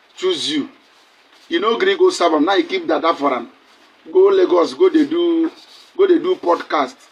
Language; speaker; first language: Nigerian Pidgin; non-native, local second language; Igbo